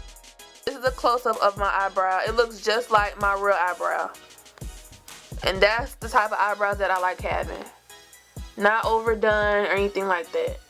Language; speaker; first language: English; native; English